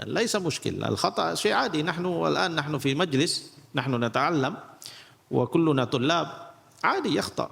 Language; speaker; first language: Arabic; non-native, fluent; Indonesian